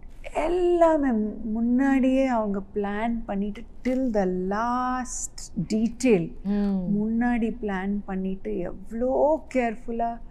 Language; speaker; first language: Tamil; non-native, local second language; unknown